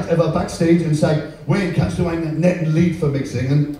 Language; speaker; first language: German; non-native, learner; English